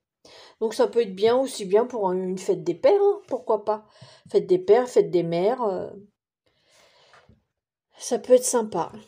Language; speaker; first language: French; native; French